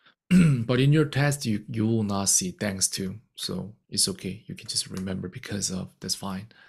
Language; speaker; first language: English; non-native, fluent; Korean